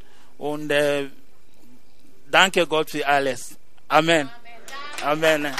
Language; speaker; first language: German; non-native, learner; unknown